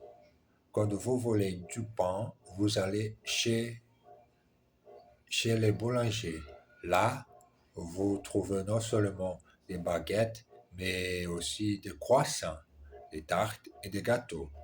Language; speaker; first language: French; non-native, learner; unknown